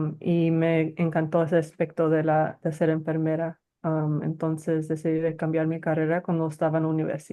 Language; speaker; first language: Spanish; early bilingual, heritage; Spanish